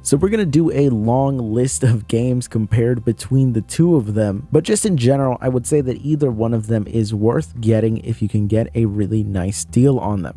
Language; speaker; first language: English; native; English